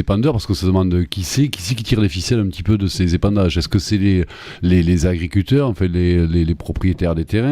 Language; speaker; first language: French; native; French